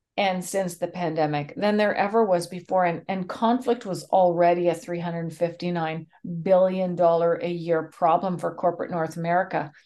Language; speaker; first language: English; native; English